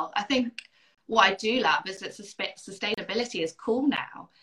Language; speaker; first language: English; native; English